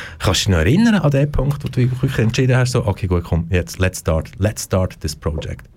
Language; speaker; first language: German; native; German